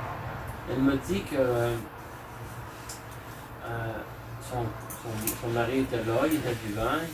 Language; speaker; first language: French; native; French